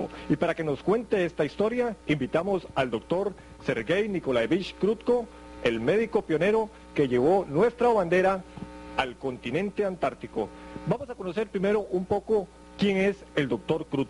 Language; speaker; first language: Spanish; native; Spanish